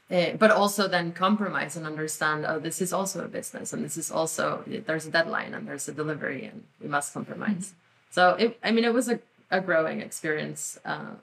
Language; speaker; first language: English; non-native, fluent; Spanish